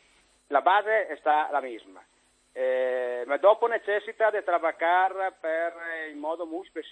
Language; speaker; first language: Spanish; non-native, learner; Italian